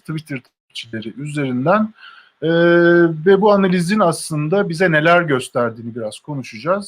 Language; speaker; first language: Turkish; native; Turkish